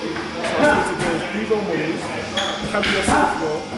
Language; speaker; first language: English; native; English